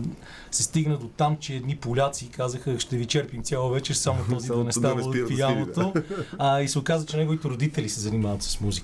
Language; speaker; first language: Bulgarian; native; Bulgarian